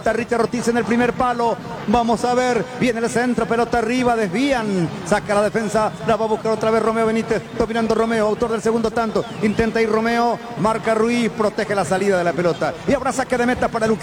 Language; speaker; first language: Spanish; native; Spanish